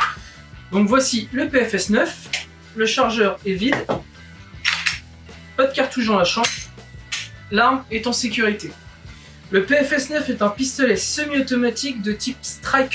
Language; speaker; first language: French; native; French